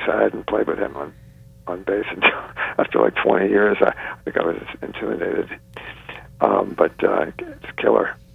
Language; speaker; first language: English; native; English